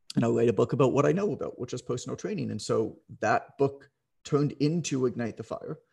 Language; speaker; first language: English; native; English